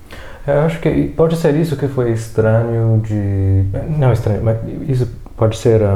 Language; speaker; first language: Portuguese; non-native, fluent; English